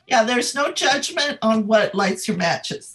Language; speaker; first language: English; native; English